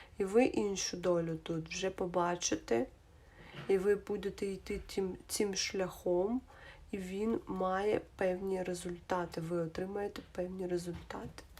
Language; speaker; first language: Ukrainian; non-native, local second language; Russian